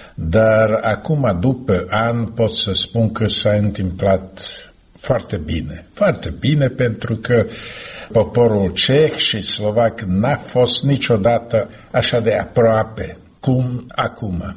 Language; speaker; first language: Romanian; non-native, learner; Slovak